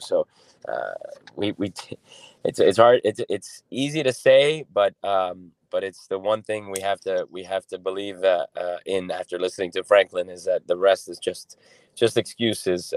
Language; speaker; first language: English; native; English